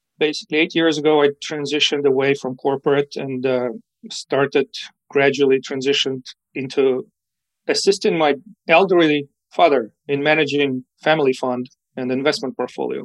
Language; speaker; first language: English; non-native, fluent; Ukrainian